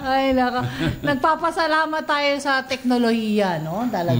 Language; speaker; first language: Filipino; native; Filipino